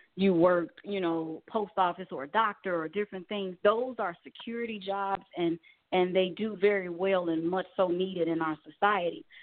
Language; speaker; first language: English; native; English